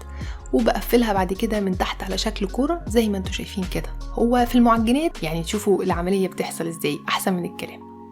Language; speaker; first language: Arabic; native; Arabic